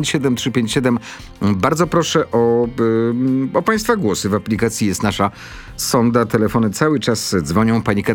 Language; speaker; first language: Polish; native; Polish